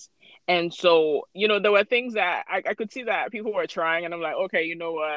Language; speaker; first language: English; non-native, local second language; Akan